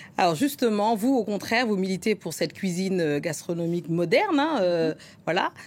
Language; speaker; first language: French; non-native, local second language; Wolof